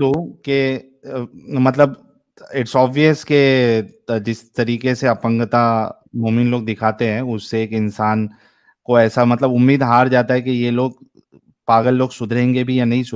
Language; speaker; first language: Hindi; native; Hindi